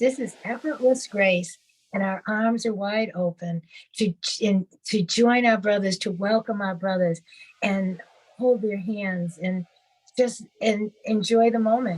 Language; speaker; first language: English; native; English